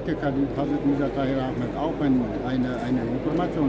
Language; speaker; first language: German; non-native, learner; Albanian